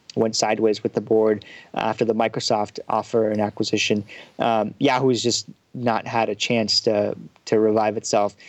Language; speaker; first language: English; early bilingual, heritage; German